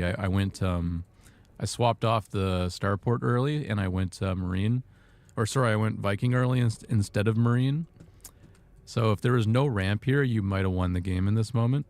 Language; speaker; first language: English; native; English